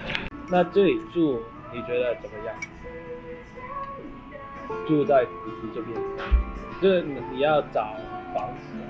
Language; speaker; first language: Chinese; non-native, fluent; Cantonese